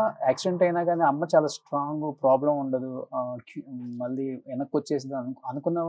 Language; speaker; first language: Telugu; native; Telugu